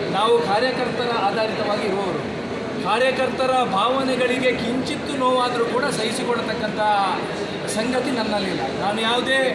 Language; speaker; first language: Kannada; native; Kannada